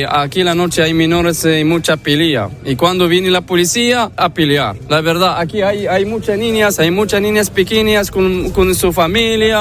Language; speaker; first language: Spanish; non-native, learner; Arabic